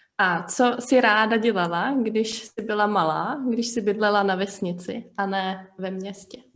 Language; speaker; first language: Czech; native; Czech